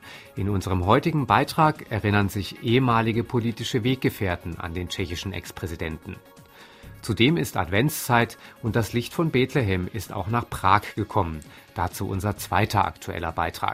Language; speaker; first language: German; native; German